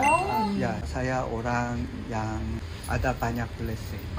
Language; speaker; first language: Indonesian; non-native, learner; Korean